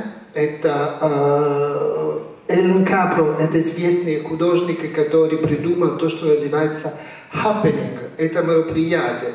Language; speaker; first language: Russian; non-native, fluent; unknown